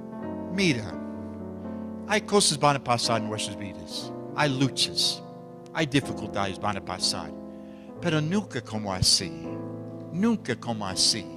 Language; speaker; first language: Spanish; non-native, fluent; English